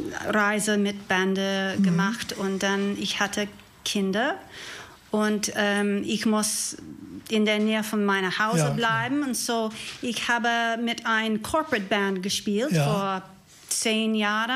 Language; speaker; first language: German; non-native, learner; English